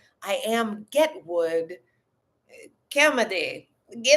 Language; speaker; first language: English; native; English